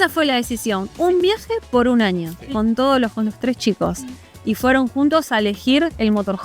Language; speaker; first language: Spanish; native; Spanish